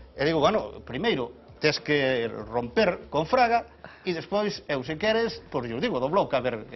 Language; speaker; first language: Galician; native; Galician